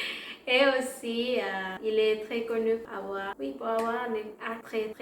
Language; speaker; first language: French; non-native, learner; Spanish